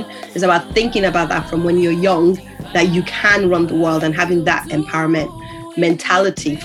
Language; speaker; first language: English; non-native, local second language; Yoruba